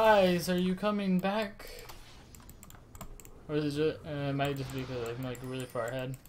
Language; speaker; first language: English; native; English